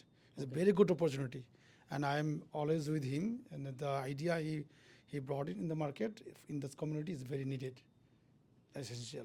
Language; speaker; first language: English; non-native, local second language; Bangla